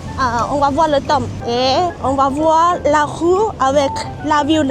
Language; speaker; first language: French; non-native, learner; Thai